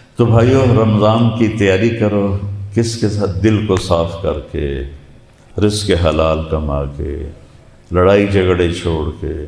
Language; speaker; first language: Urdu; non-native, local second language; Punjabi